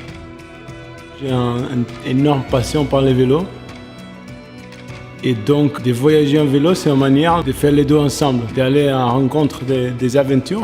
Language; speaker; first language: French; non-native, fluent; Portuguese